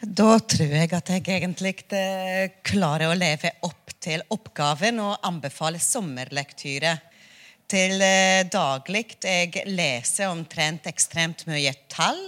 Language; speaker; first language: Norwegian; non-native, fluent; Hungarian